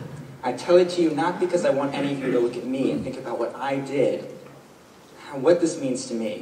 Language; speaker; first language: English; native; English